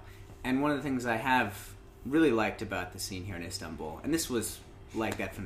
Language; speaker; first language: English; native; English